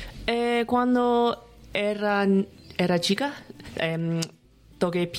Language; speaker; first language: Spanish; non-native, learner; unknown